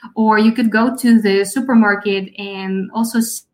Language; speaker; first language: English; non-native, fluent; Russian